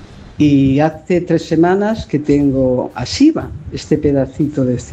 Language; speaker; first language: Spanish; native; Spanish